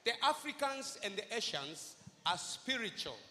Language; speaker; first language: English; non-native, local second language; Swahili